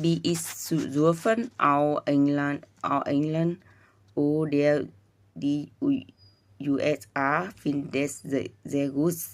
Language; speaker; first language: German; non-native, learner; Vietnamese